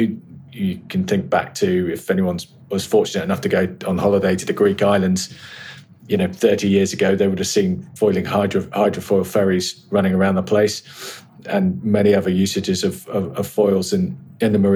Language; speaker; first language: English; native; English